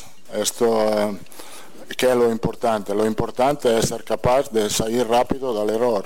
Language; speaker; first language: Portuguese; non-native, learner; Italian